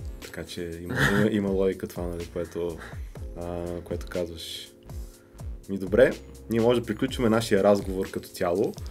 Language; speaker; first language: Bulgarian; native; Bulgarian